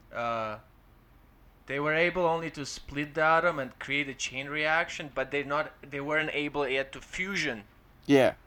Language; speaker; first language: English; non-native, fluent; Ukrainian